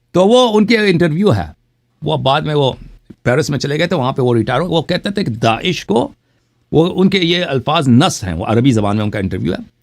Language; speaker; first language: Urdu; non-native, fluent; Persian